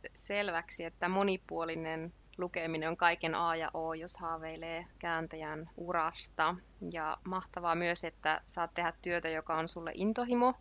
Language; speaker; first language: Finnish; native; Finnish